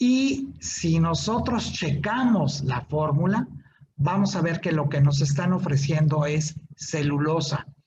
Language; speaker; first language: Spanish; native; Spanish